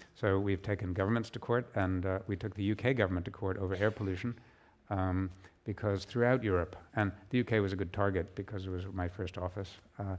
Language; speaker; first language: English; native; English